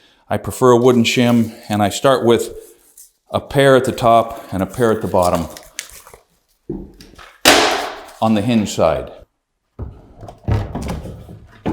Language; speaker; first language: English; native; English